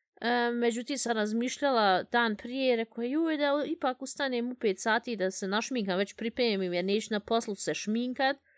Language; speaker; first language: Bosnian; early bilingual, heritage; Bosnian